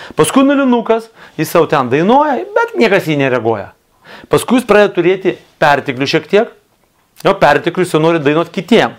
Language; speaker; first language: Lithuanian; non-native, local second language; Russian